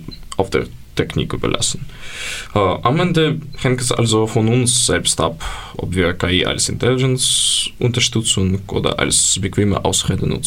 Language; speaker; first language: German; non-native, learner; Ukrainian